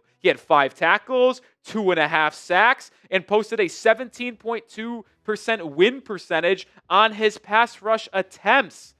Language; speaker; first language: English; native; English